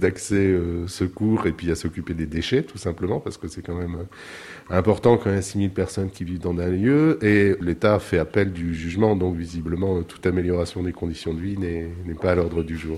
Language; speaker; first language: French; native; French